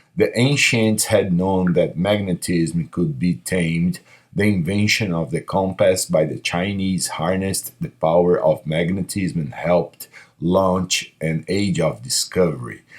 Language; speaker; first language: English; non-native, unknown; Portuguese